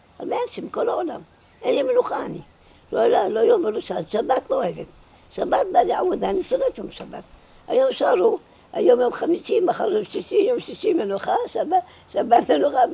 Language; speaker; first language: Hebrew; non-native, local second language; Arabic